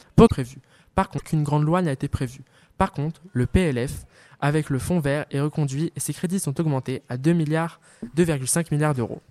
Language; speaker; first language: French; native; French